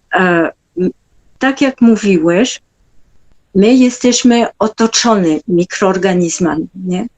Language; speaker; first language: Polish; non-native, fluent; French